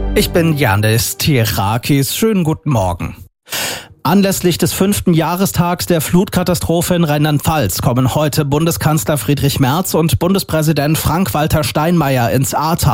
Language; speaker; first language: German; native; German